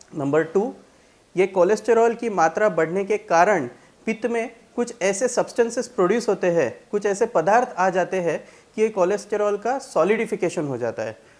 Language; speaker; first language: Hindi; non-native, local second language; Marathi